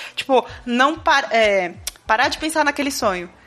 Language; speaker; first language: Portuguese; native; Portuguese